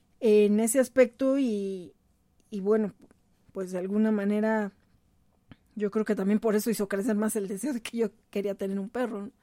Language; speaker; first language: Spanish; native; Spanish